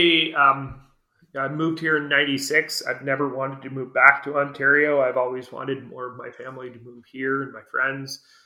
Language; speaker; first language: English; native; English